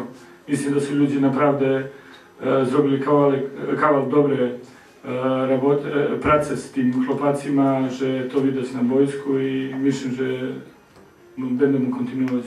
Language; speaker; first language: Polish; non-native, learner; Serbian